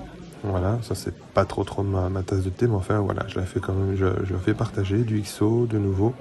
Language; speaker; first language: French; native; French